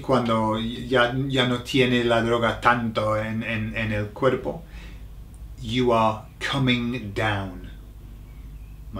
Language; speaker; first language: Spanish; non-native, fluent; English